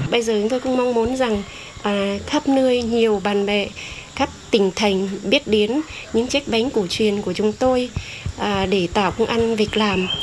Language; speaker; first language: Vietnamese; non-native, local second language; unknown